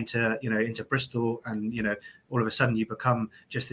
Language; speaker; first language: English; native; English